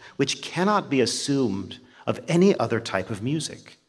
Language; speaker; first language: English; native; English